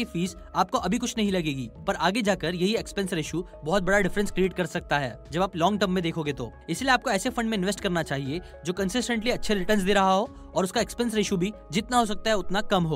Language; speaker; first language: Hindi; native; Hindi